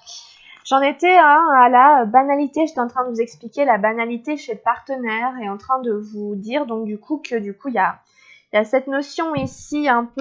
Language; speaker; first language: French; native; French